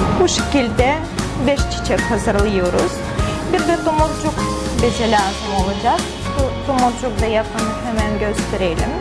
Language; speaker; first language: Turkish; non-native, fluent; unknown